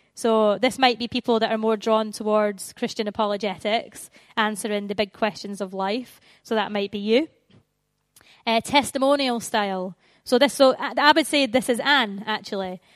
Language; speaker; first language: English; native; English